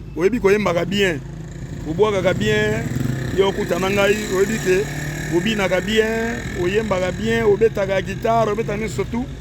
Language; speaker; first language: Lingala; native; Lingala